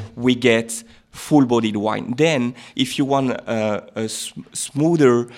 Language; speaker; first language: English; non-native, fluent; French